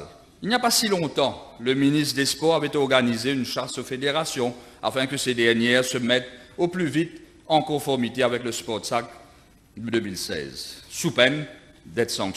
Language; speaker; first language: French; non-native, local second language; Morisyen